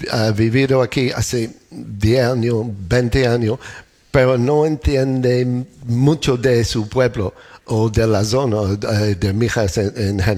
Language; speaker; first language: Spanish; non-native, learner; English